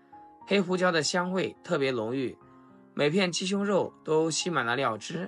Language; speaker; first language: Chinese; native; Chinese